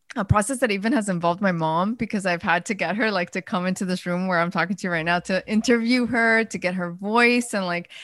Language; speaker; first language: English; early bilingual, other home language; Spanish